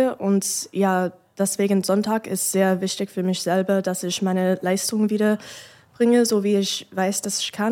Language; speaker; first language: German; non-native, fluent; English